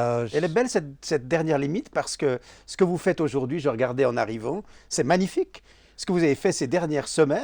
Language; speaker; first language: French; native; French